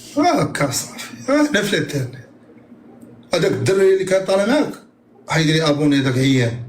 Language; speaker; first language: Arabic; native; Arabic